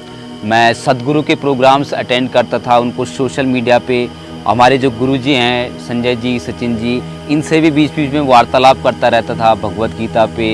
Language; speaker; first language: Hindi; native; Hindi